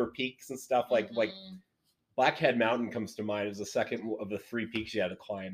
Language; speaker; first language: English; native; English